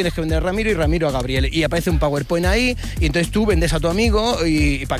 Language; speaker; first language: Spanish; native; Spanish